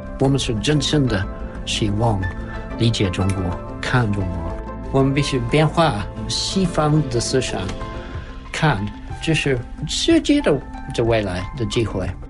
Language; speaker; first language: Chinese; non-native, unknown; English